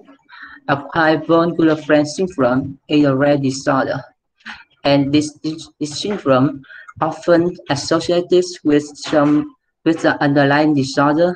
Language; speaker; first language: English; non-native, fluent; Vietnamese